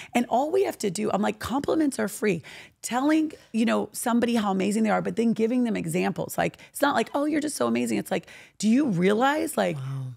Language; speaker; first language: English; native; English